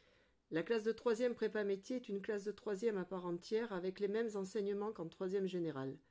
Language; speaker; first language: French; native; French